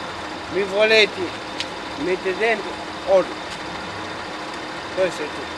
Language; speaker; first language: Italian; non-native, learner; Romanian